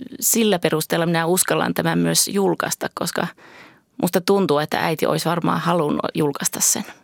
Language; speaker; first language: Finnish; early bilingual, heritage; Finnish